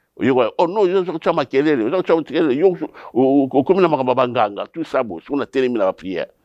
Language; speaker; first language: Lingala; non-native, local second language; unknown